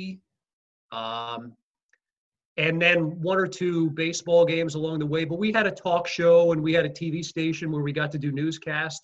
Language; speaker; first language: English; native; English